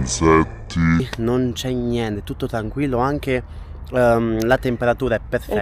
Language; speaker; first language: Italian; native; Italian